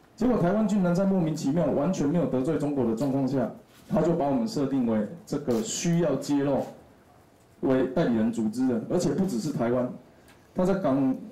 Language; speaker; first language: Chinese; non-native, local second language; Min Nan Chinese